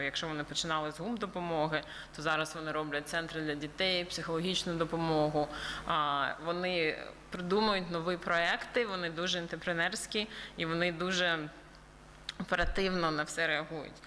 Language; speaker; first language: Ukrainian; early bilingual, heritage; Ukrainian